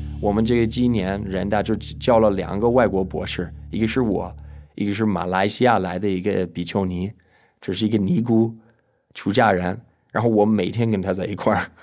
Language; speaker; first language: Chinese; non-native, fluent; English